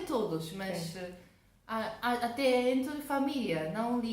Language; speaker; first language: Portuguese; non-native, fluent; Japanese